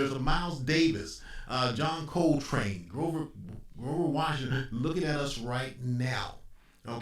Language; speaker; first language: English; native; English